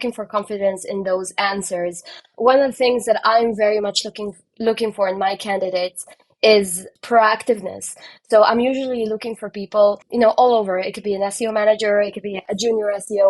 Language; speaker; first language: English; non-native, fluent; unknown